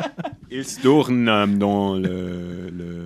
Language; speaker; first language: French; non-native, local second language; German